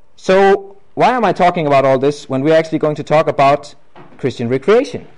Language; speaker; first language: English; non-native, fluent; Danish